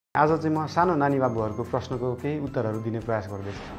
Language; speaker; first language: Nepali; native; Nepali